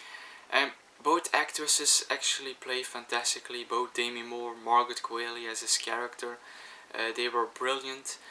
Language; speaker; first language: English; non-native, fluent; Dutch